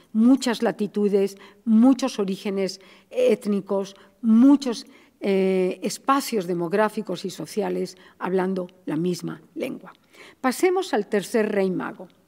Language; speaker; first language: Spanish; native; Spanish